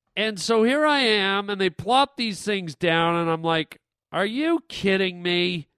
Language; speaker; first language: English; native; English